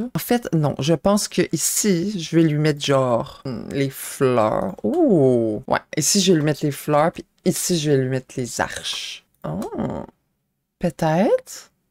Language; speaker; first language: French; native; French